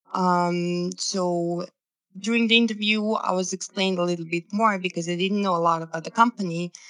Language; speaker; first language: English; non-native, fluent; Serbian